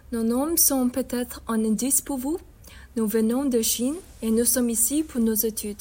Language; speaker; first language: French; non-native, fluent; Chinese